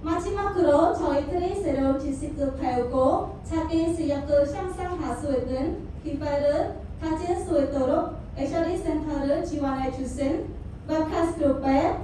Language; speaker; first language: Korean; non-native, learner; Khmer